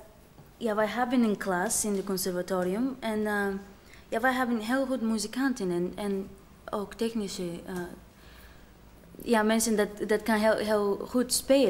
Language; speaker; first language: Dutch; non-native, learner; Bulgarian